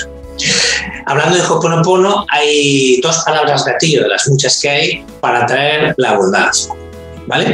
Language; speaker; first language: Spanish; native; Spanish